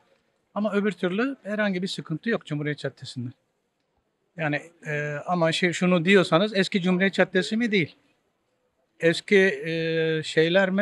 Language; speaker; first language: Turkish; native; Turkish